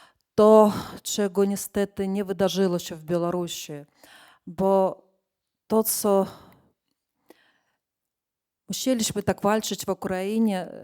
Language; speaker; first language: Polish; non-native, fluent; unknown